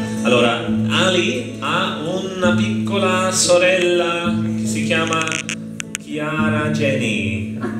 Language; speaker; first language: Italian; non-native, learner; English